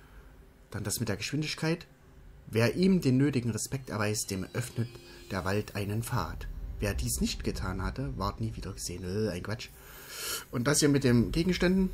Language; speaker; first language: German; native; German